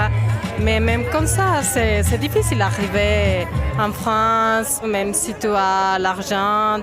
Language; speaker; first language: French; non-native, fluent; Spanish